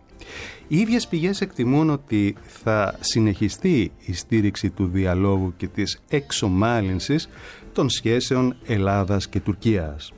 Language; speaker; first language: Greek; native; Greek